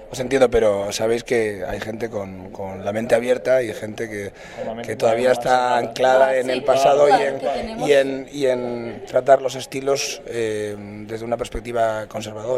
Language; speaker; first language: Spanish; native; Spanish